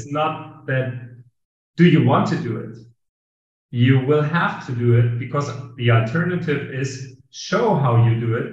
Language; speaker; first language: English; non-native, fluent; German